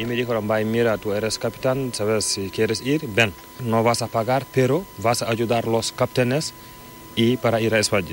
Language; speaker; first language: Spanish; non-native, learner; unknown